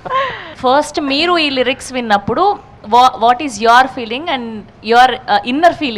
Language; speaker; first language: Telugu; native; Telugu